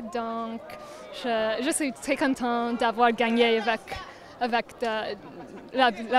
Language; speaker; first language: French; non-native, fluent; English